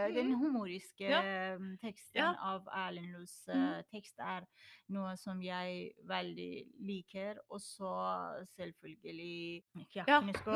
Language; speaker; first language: Norwegian; non-native, learner; Persian